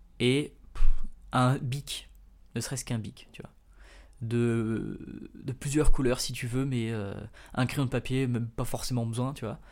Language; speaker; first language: French; native; French